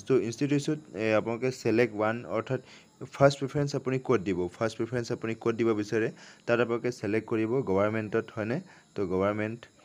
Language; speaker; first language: Assamese; non-native, local second language; Karbi